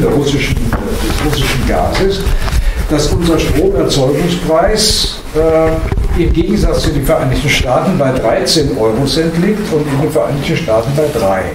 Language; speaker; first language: German; native; German